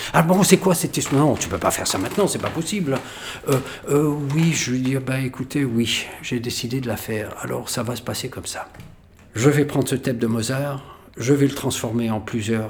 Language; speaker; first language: French; native; French